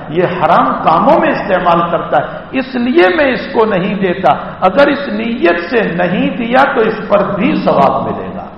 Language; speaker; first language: Urdu; non-native, local second language; Gujarati